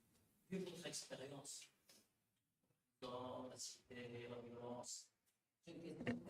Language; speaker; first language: French; non-native, local second language; Arabic